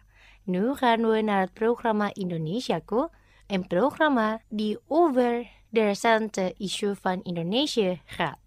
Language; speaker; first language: Dutch; non-native, local second language; Indonesian